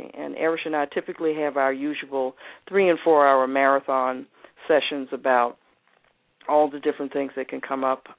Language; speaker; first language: English; native; English